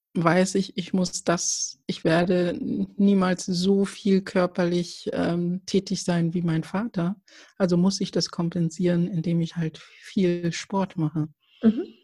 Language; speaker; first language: German; early bilingual, other home language; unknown